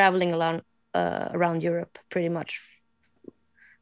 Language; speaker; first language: English; non-native, fluent; Swedish